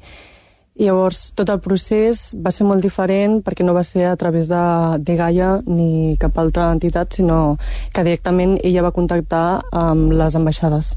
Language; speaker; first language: Catalan; early bilingual, other home language; Chinese